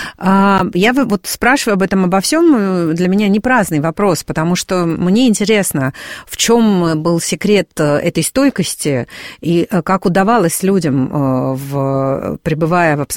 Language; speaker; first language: Russian; native; Russian